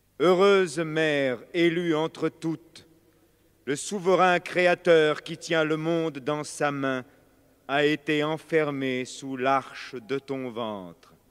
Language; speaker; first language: French; native; French